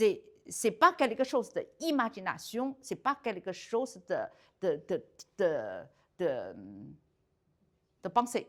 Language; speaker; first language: French; non-native, learner; Chinese